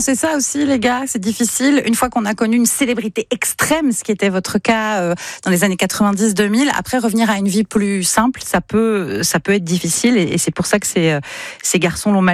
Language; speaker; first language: French; native; French